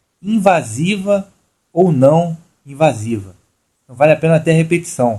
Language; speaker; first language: Portuguese; native; Portuguese